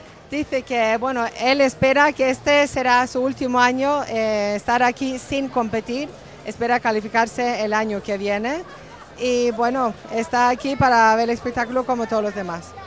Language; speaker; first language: Spanish; native; Spanish